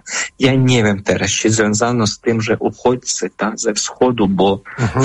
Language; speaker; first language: Polish; non-native, fluent; Ukrainian